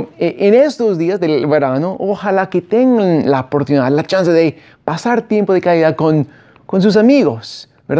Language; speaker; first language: Spanish; non-native, fluent; English